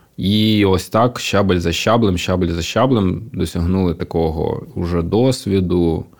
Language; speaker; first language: Ukrainian; non-native, local second language; Russian